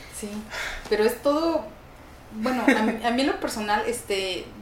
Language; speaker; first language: Spanish; native; Spanish